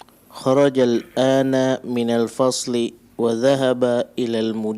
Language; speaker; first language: Arabic; non-native, learner; Indonesian